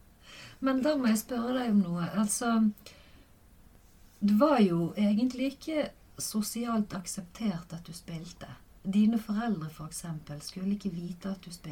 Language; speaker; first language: Norwegian; native; Norwegian